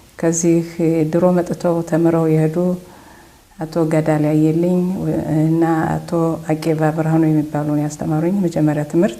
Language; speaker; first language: Amharic; native; Amharic